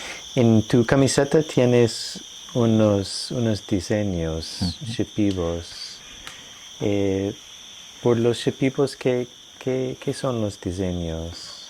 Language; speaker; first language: Spanish; non-native, fluent; English